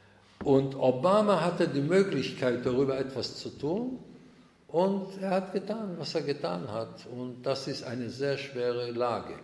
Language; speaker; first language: German; non-native, fluent; Hebrew